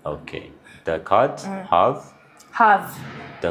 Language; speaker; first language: English; non-native, learner; Amharic